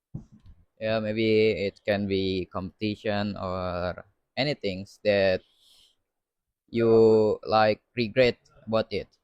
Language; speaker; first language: English; non-native, learner; Indonesian